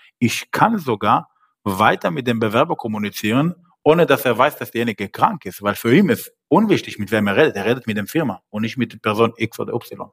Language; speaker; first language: German; non-native, fluent; Hebrew